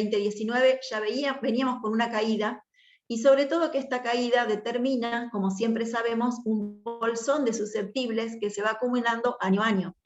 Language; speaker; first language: Spanish; native; Spanish